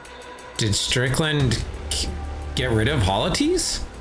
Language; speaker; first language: English; native; English